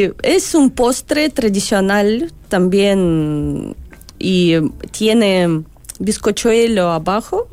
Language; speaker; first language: Spanish; non-native, learner; Russian